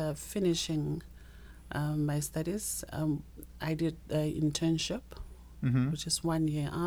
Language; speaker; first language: English; non-native, local second language; Northern Sotho